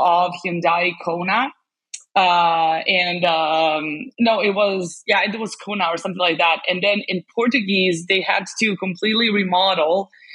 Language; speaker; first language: English; non-native, fluent; Serbian